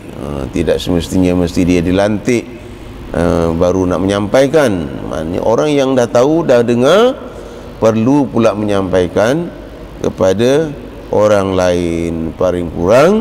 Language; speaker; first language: Malay; native; Malay